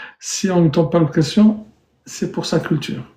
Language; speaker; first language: French; native; French